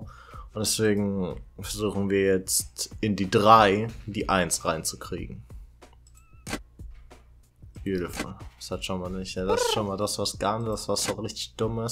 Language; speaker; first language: German; native; German